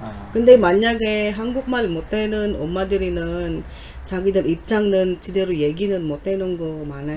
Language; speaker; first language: Korean; non-native, learner; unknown